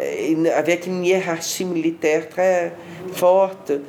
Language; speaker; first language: French; non-native, fluent; Portuguese